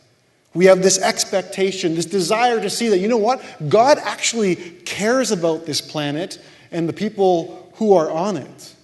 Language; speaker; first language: English; native; English